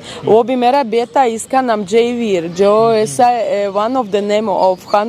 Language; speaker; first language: Hindi; non-native, learner; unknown